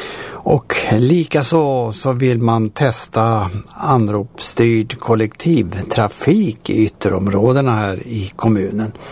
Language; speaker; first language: Swedish; native; Swedish